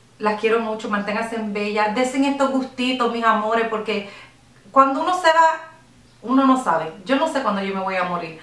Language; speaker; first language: Spanish; early bilingual, other home language; English